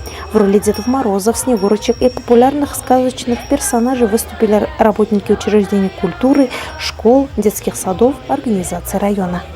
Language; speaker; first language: Russian; native; Russian